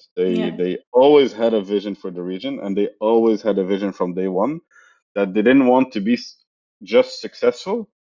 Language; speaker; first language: English; non-native, fluent; Arabic